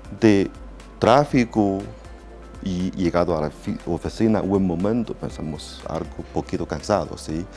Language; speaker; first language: Spanish; non-native, learner; Chinese